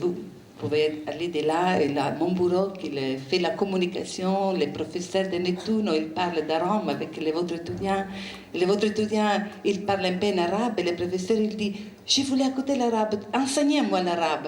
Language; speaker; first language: French; non-native, learner; Italian